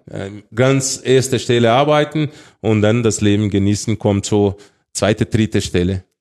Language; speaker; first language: German; non-native, fluent; Portuguese